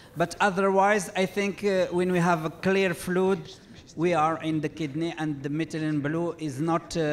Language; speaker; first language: English; non-native, fluent; Arabic